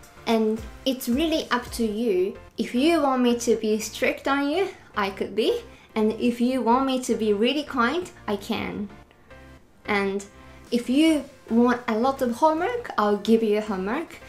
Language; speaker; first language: English; non-native, fluent; Japanese